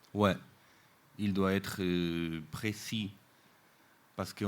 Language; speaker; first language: French; non-native, fluent; Spanish